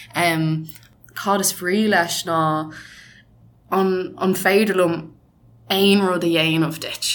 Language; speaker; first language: Irish; non-native, local second language; English